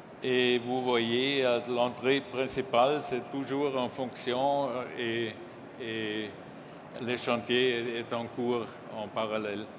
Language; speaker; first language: French; non-native, learner; German